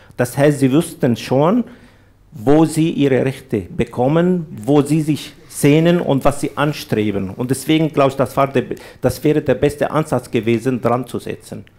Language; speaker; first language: German; non-native, fluent; Arabic